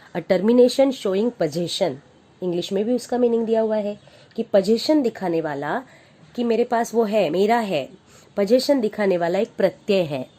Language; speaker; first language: Hindi; non-native, local second language; Marathi